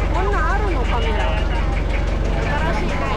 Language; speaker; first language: Japanese; non-native, fluent; Filipino